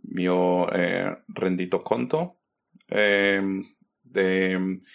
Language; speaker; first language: Italian; non-native, fluent; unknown